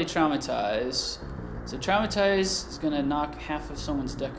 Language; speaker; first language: English; native; English